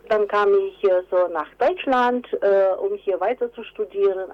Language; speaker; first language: German; non-native, fluent; Romanian